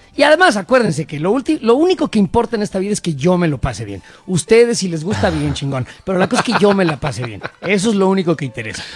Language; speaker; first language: Spanish; native; Spanish